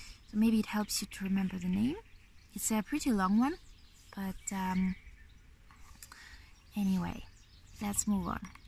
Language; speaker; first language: English; non-native, fluent; Ukrainian